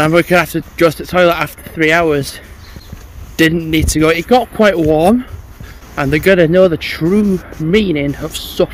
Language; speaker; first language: English; native; English